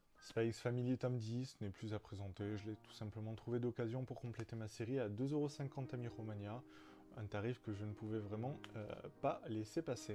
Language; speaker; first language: French; native; French